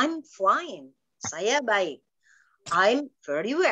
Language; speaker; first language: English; non-native, fluent; Indonesian